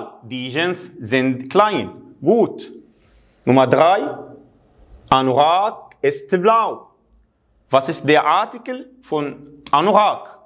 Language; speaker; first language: German; non-native, fluent; Arabic